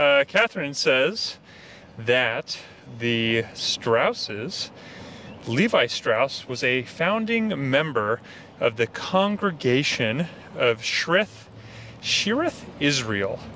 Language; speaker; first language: English; native; English